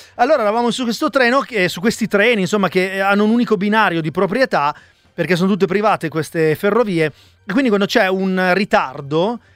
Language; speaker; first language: Italian; native; Italian